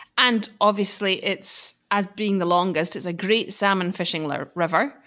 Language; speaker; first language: English; native; English